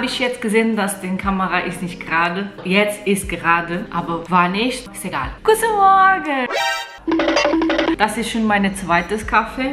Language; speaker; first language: German; non-native, fluent; Portuguese